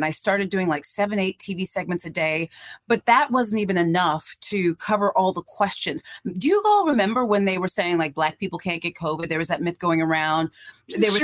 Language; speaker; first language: English; native; English